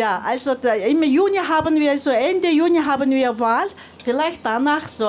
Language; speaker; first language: German; non-native, fluent; Mongolian